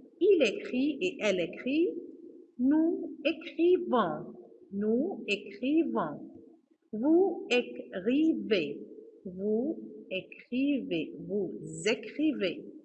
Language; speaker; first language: French; non-native, fluent; Arabic